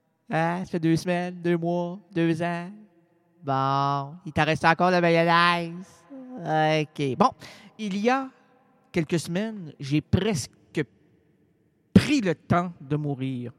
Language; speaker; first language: French; native; French